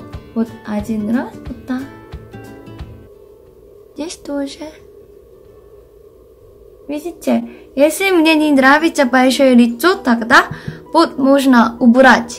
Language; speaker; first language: Russian; non-native, fluent; Korean